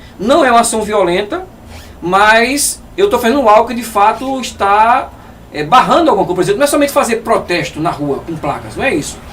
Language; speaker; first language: Portuguese; native; Portuguese